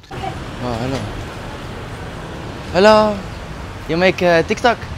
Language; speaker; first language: English; non-native, learner; Arabic